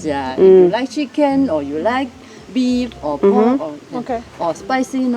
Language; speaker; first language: English; non-native, local second language; Thai